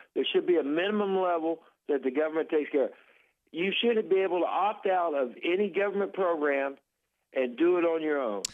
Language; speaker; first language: English; native; English